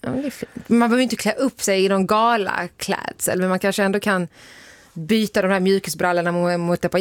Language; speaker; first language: Swedish; native; Swedish